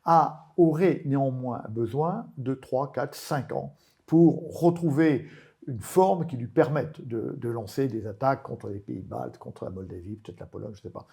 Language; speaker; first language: French; native; French